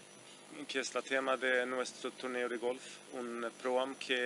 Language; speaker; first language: Spanish; non-native, fluent; Swedish